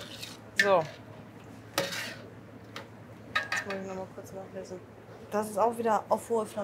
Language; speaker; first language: German; native; German